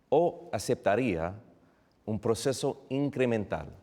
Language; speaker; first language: Spanish; non-native, fluent; English